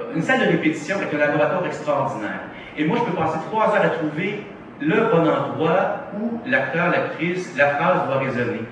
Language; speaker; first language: French; native; French